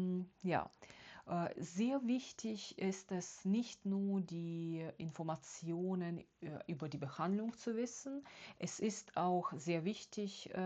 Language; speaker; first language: German; non-native, fluent; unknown